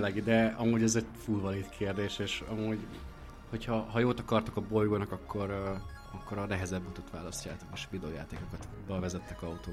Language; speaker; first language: Hungarian; native; Hungarian